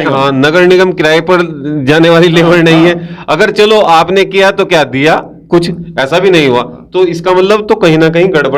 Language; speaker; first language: Hindi; native; Hindi